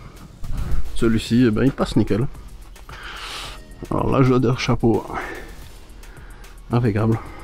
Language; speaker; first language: French; native; French